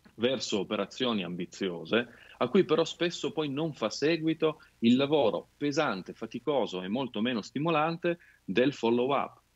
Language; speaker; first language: Italian; native; Italian